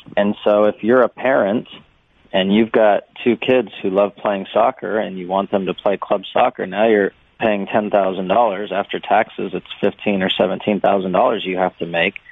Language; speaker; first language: English; native; English